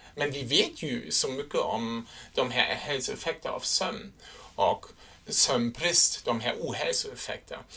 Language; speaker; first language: Swedish; non-native, fluent; German